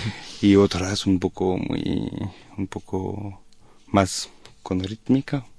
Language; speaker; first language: Spanish; non-native, learner; French